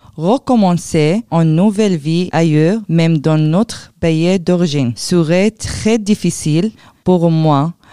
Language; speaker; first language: French; non-native, learner; Arabic